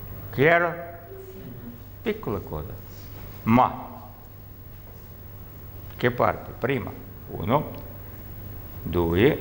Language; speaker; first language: Italian; non-native, learner; Russian